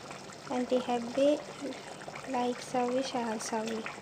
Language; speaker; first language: Arabic; non-native, learner; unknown